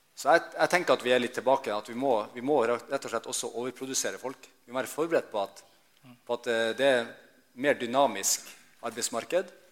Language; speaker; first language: Norwegian; native; Norwegian